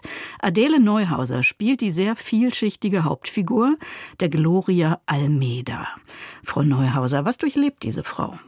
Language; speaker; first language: German; native; German